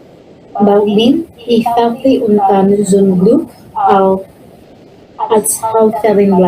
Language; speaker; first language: German; non-native, learner; Indonesian